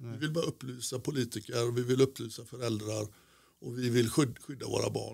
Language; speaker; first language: Swedish; native; Swedish